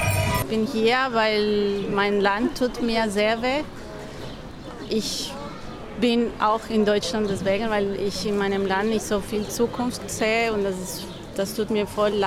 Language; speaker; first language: German; non-native, learner; Spanish